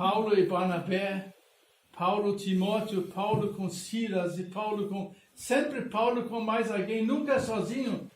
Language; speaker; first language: Portuguese; non-native, fluent; German